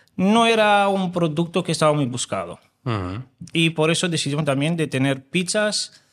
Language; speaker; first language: Spanish; non-native, fluent; Romanian